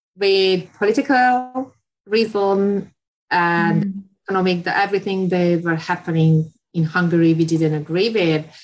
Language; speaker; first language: English; non-native, fluent; Hungarian